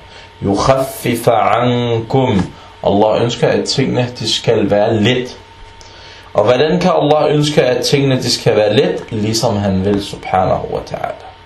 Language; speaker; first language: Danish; early bilingual, other home language; Arabic